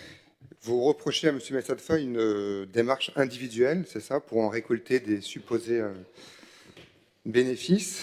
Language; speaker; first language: French; native; French